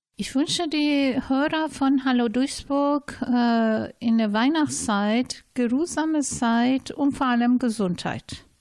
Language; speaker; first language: German; non-native, fluent; Persian